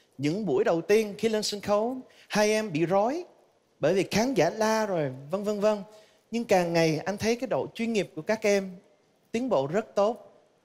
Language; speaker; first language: Vietnamese; early bilingual, heritage; Vietnamese